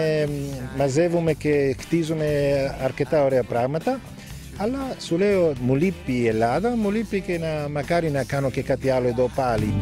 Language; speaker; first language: Greek; non-native, fluent; Italian